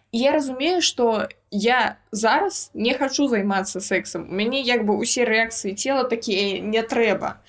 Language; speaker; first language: Belarusian; non-native, local second language; Russian